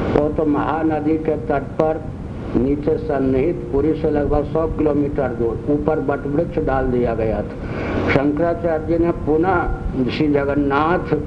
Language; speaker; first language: Hindi; non-native, local second language; Maithili